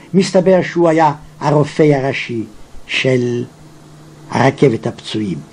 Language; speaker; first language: Hebrew; non-native, fluent; Yiddish